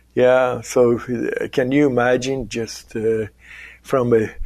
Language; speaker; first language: English; non-native, fluent; Persian